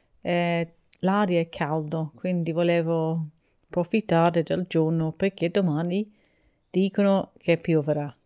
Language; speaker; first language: Italian; non-native, fluent; English